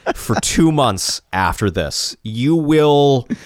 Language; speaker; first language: English; early bilingual, other home language; Italian